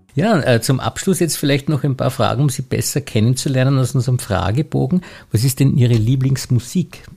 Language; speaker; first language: German; native; German